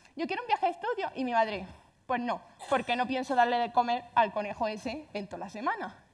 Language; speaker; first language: Spanish; native; Spanish